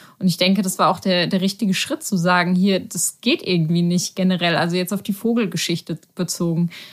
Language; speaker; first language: German; native; German